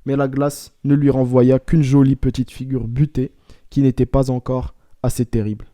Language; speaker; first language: French; non-native, local second language; Arabic